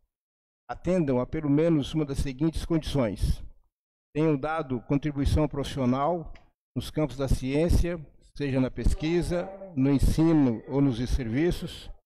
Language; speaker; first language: Portuguese; native; Portuguese